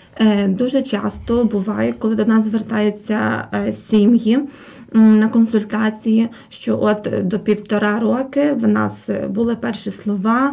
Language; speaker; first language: Ukrainian; native; Ukrainian